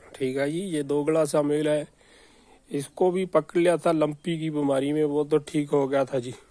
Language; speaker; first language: Hindi; non-native, local second language; Punjabi